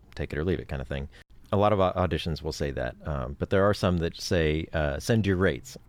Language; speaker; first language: English; native; English